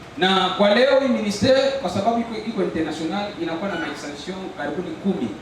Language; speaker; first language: Swahili; native; Swahili